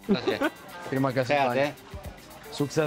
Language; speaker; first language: Indonesian; non-native, learner; Italian